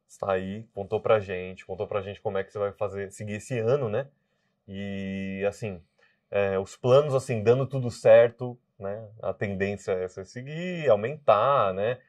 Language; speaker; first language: Portuguese; native; Portuguese